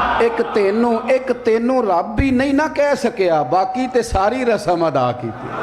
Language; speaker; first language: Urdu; non-native, local second language; Punjabi